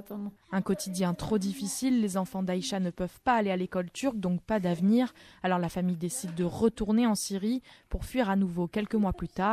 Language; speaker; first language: French; native; French